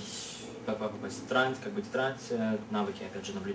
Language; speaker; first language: Russian; native; Russian